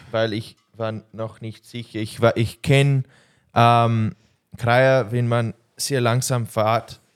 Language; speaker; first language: German; non-native, learner; English